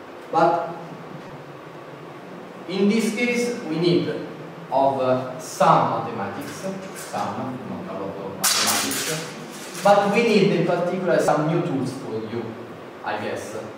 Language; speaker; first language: English; non-native, fluent; Italian